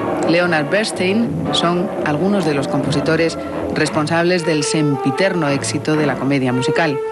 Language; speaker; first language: Spanish; native; Spanish